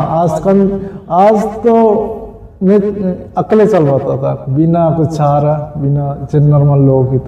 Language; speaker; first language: Hindi; non-native, local second language; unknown